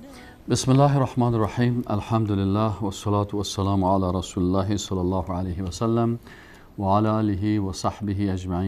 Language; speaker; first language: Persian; native; Persian